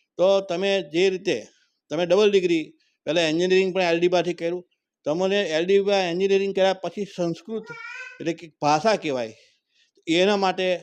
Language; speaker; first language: Gujarati; native; Gujarati